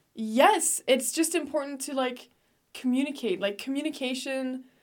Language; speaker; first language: English; non-native, fluent; Danish